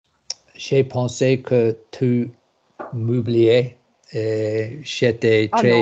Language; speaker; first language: French; non-native, learner; English